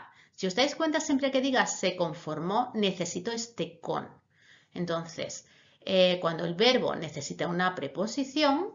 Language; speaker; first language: Spanish; native; Spanish